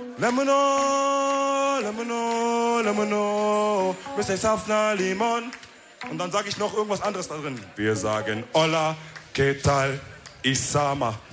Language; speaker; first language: German; early bilingual, other home language; Wolof